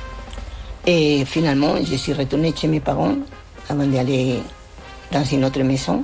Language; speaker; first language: French; non-native, fluent; Spanish